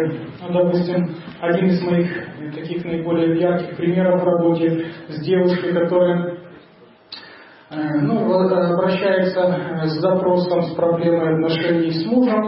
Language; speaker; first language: Russian; native; Russian